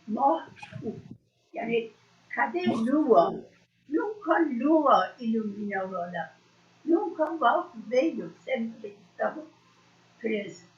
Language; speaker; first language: Portuguese; non-native, learner; Persian